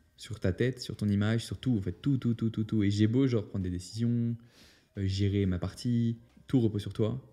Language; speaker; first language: French; native; French